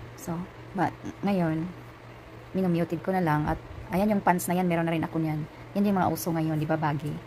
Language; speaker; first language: Filipino; non-native, local second language; Cebuano